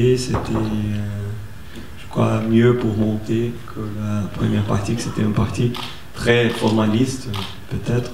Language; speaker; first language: French; non-native, fluent; Portuguese